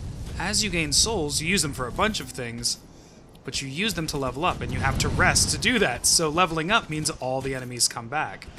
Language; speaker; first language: English; native; English